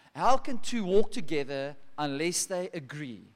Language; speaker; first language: English; non-native, local second language; Afrikaans